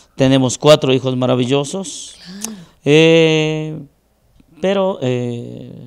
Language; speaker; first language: Spanish; native; Spanish